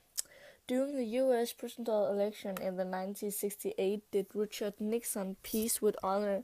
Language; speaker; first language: English; non-native, learner; Danish